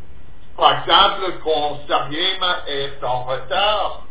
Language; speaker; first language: French; non-native, fluent; English